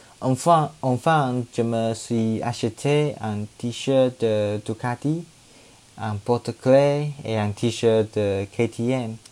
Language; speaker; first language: French; non-native, learner; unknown